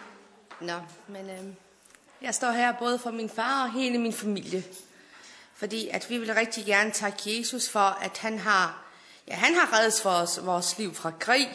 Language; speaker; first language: Danish; early bilingual, other home language; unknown